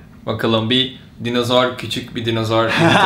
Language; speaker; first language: Turkish; non-native, fluent; Portuguese